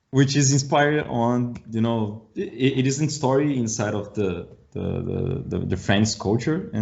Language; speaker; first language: English; non-native, learner; Portuguese